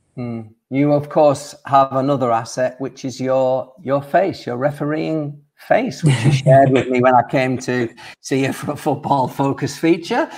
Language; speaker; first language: English; native; English